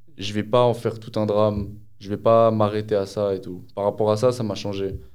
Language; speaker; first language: French; native; French